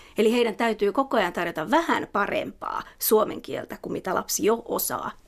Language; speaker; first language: Finnish; native; Finnish